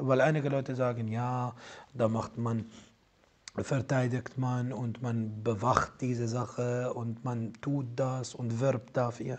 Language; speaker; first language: German; non-native, fluent; Arabic